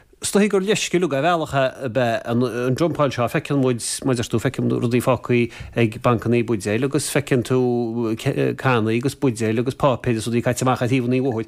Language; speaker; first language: Irish; native; Irish